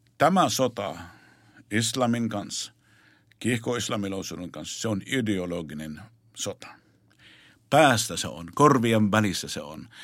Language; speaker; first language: Finnish; non-native, fluent; Arabic